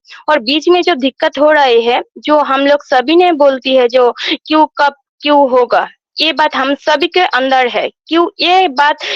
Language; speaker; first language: Hindi; non-native, local second language; Bangla